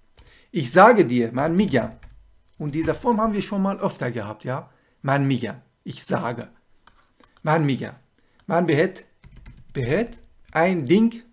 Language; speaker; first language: German; non-native, fluent; Persian